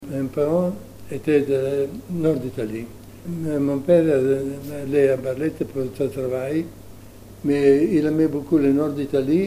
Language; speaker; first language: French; non-native, learner; Italian